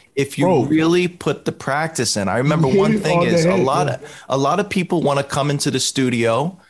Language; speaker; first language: English; native; English